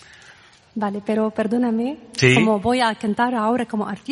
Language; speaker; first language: Spanish; non-native, learner; Arabic